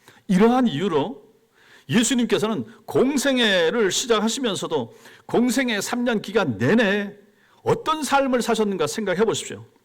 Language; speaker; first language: Korean; native; Korean